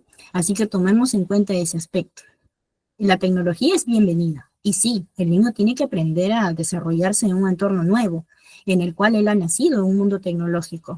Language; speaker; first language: Spanish; native; Spanish